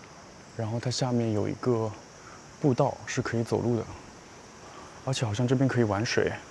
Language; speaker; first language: Chinese; native; Chinese